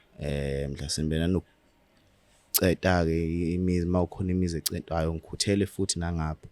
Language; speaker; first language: Zulu; native; Zulu